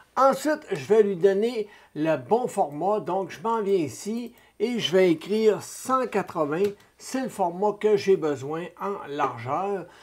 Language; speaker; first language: French; native; French